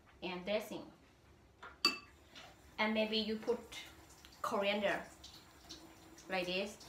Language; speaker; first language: English; non-native, learner; Thai